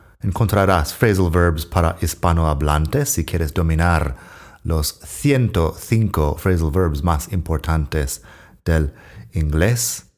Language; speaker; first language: Spanish; non-native, fluent; English